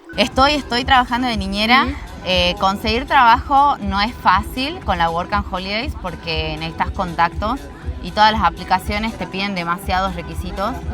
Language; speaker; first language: Spanish; native; Spanish